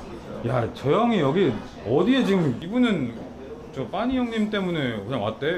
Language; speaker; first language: Korean; native; Korean